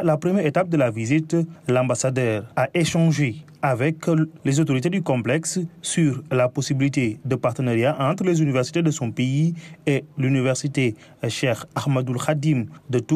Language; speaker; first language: French; non-native, local second language; Wolof